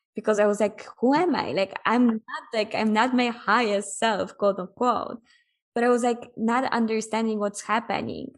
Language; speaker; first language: English; non-native, fluent; Polish